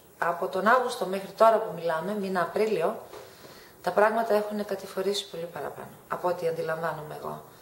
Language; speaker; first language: Greek; native; Greek